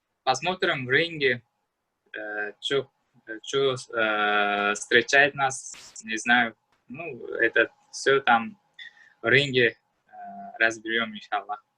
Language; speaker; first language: Russian; non-native, learner; Uzbek